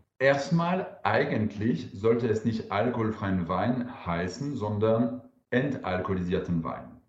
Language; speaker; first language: German; non-native, fluent; French